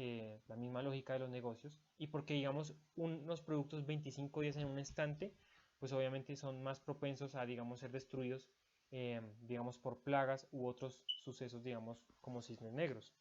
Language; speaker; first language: Spanish; native; Spanish